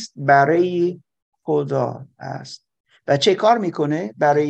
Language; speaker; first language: Persian; non-native, fluent; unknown